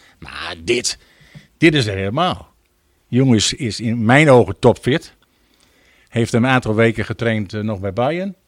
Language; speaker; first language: Dutch; native; Dutch